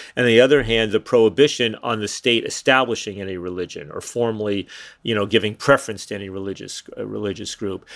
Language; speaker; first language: English; native; English